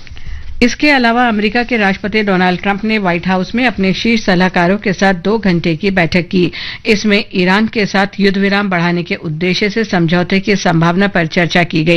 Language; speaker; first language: Hindi; native; Hindi